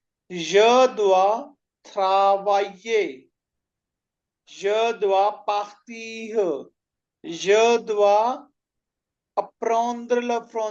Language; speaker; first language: French; non-native, fluent; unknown